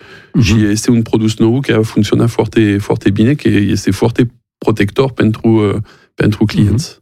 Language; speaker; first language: Romanian; non-native, learner; French